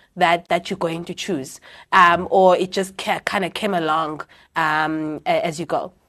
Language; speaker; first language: English; non-native, local second language; Xhosa